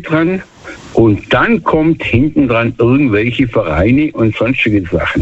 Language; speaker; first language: German; native; German